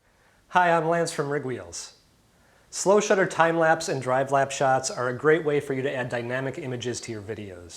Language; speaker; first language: English; native; English